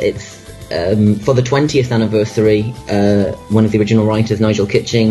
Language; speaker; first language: English; native; English